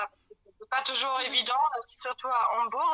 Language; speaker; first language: French; non-native, fluent; German